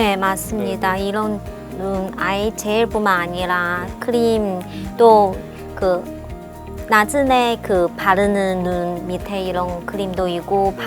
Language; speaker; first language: Korean; non-native, fluent; Chinese